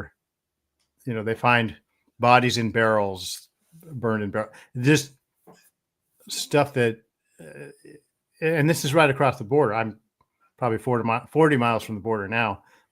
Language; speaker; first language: English; native; English